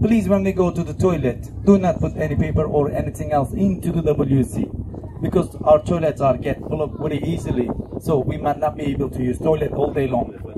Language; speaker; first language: English; non-native, fluent; Turkish